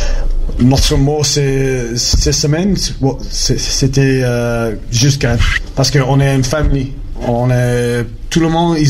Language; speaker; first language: French; non-native, learner; English